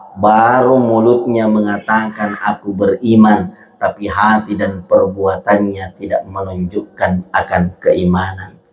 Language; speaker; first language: Indonesian; non-native, local second language; Buginese